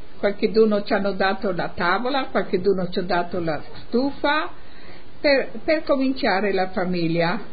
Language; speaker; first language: Italian; non-native, local second language; Friulian